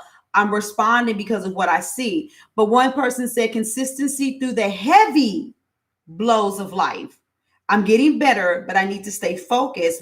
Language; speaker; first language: English; native; English